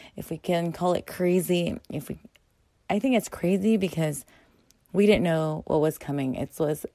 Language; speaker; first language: English; native; English